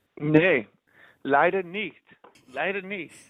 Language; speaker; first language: German; non-native, learner; English